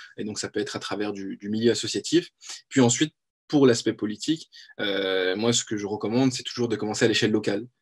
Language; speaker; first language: French; native; French